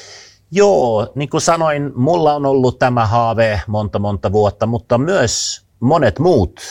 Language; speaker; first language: Finnish; non-native, fluent; Swedish